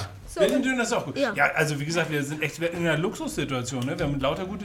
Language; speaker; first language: German; native; German